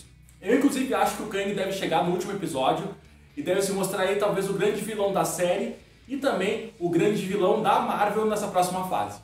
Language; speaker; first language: Portuguese; native; Portuguese